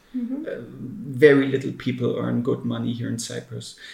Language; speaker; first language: English; non-native, fluent; German